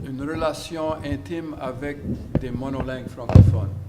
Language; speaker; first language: French; early bilingual, heritage; French